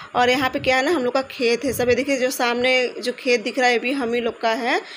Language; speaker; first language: Hindi; native; Hindi